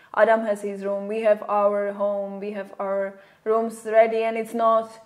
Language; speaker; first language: English; non-native, fluent; Czech